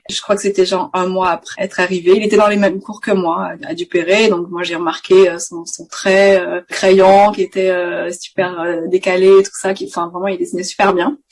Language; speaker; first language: French; native; French